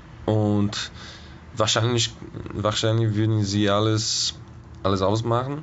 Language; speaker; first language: German; non-native, fluent; Portuguese